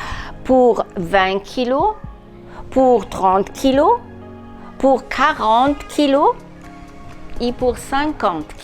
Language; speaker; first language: French; non-native, learner; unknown